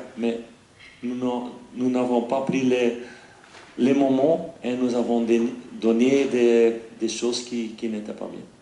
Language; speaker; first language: French; non-native, fluent; Dutch